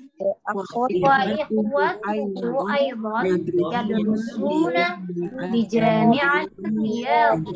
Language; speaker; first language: Arabic; non-native, learner; Indonesian